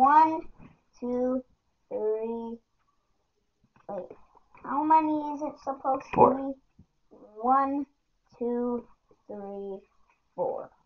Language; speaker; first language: English; native; English